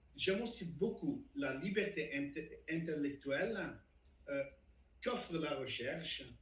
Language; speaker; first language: French; non-native, fluent; Turkish